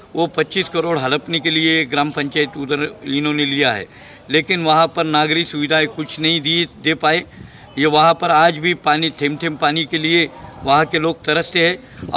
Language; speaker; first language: Hindi; non-native, local second language; Marathi